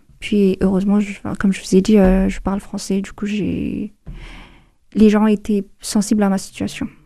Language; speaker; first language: French; non-native, fluent; Amharic